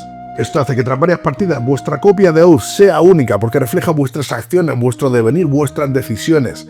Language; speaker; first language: Spanish; native; Spanish